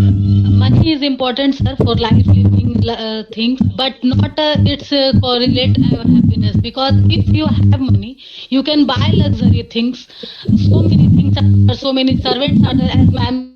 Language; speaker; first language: English; non-native, learner; Hindi